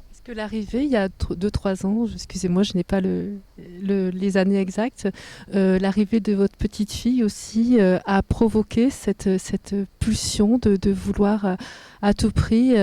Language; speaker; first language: French; native; French